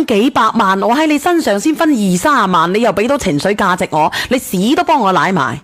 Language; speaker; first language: Cantonese; native; Cantonese